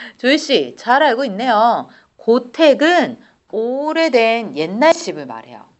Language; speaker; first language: Korean; native; Korean